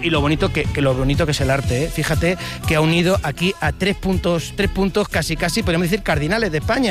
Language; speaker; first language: Spanish; native; Spanish